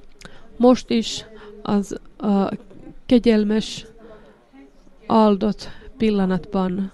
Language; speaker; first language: Hungarian; non-native, learner; Finnish